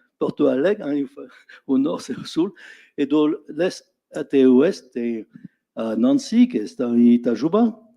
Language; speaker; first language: Portuguese; non-native, fluent; French